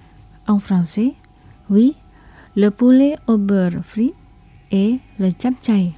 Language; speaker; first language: French; non-native, local second language; Indonesian